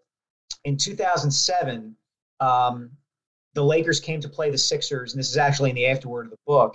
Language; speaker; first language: English; native; English